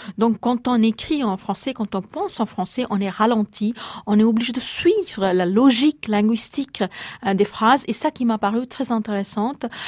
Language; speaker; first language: French; non-native, fluent; Bangla